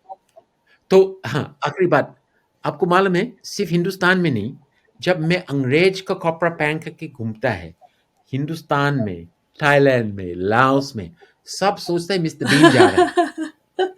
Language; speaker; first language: Hindi; non-native, fluent; English